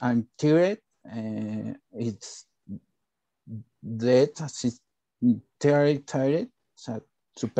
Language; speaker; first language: English; non-native, learner; Spanish